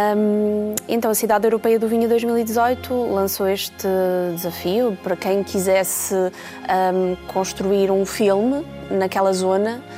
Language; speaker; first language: Portuguese; native; Portuguese